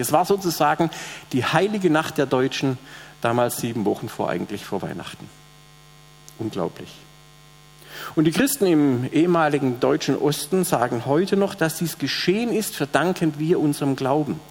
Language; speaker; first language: German; native; German